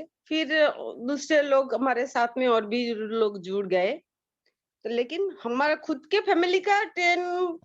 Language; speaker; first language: Hindi; non-native, local second language; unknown